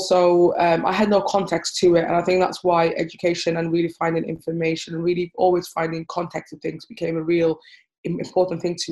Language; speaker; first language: English; native; English